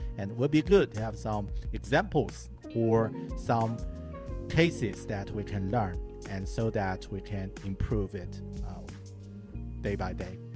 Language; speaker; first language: English; non-native, fluent; Chinese